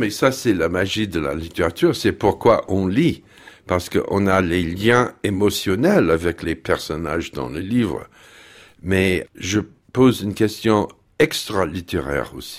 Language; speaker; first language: French; non-native, fluent; English